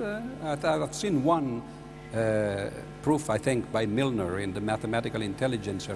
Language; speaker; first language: English; non-native, fluent; Italian